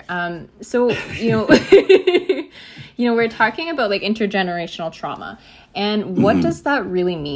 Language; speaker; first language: English; native; English